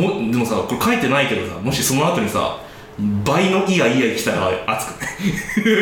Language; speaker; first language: Japanese; native; Japanese